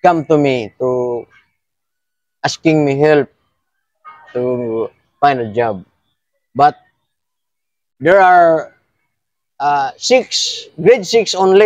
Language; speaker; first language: English; non-native, learner; Filipino